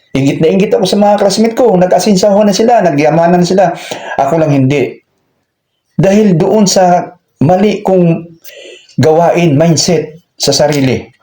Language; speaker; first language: Filipino; non-native, local second language; Cebuano